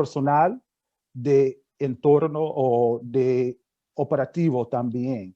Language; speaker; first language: Spanish; non-native, fluent; English